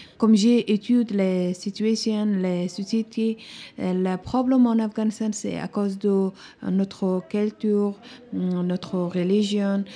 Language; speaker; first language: French; non-native, learner; Persian